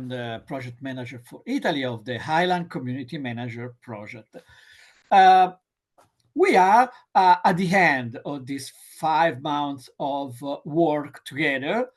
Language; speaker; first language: English; non-native, fluent; Italian